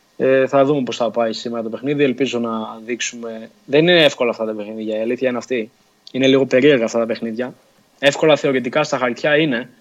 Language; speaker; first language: Greek; early bilingual, other home language; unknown